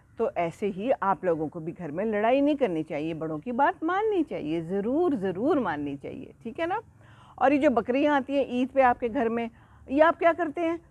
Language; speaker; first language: Urdu; native; Urdu